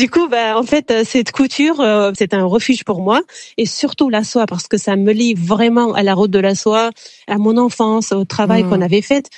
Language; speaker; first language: French; non-native, fluent; Uzbek